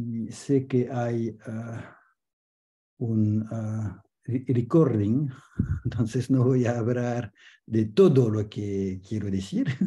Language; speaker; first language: Spanish; non-native, learner; French